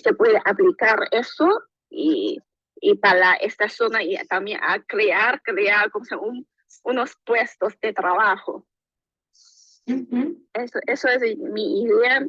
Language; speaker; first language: Spanish; non-native, learner; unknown